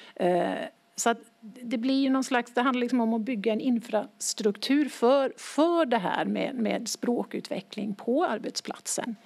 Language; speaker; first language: Swedish; native; Swedish